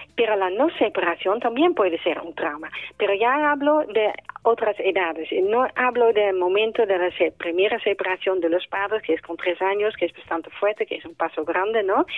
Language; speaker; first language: Spanish; non-native, fluent; Dutch